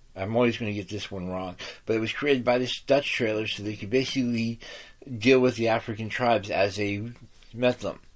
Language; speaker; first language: English; native; English